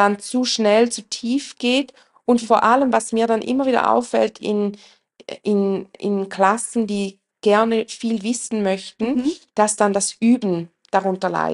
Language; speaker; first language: German; native; German